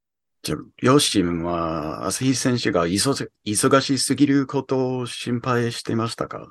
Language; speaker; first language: Japanese; early bilingual, heritage; English